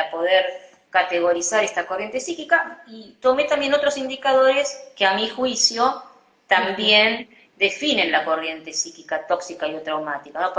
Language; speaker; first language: Spanish; native; Spanish